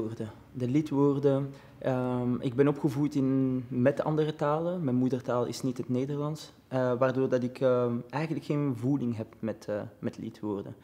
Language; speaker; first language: Dutch; early bilingual, other home language; Arabic